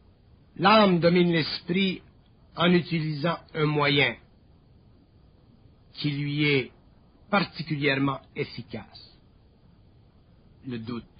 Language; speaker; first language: French; native; French